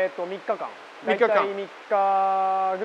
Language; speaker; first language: Japanese; native; Japanese